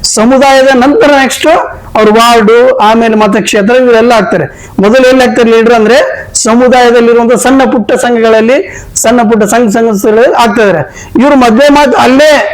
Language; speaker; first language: Kannada; non-native, local second language; Urdu